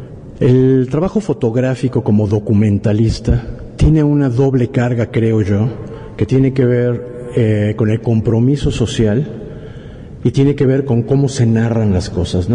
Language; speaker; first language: Spanish; native; Spanish